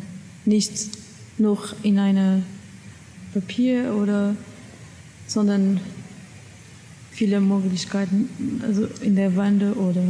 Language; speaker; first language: German; non-native, learner; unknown